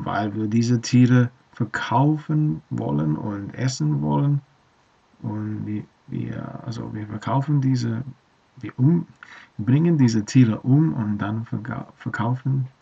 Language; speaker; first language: German; non-native, learner; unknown